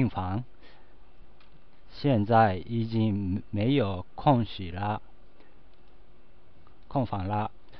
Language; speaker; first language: Chinese; non-native, learner; Japanese